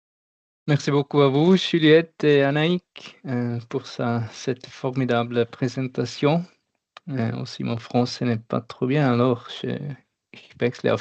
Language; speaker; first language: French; non-native, learner; German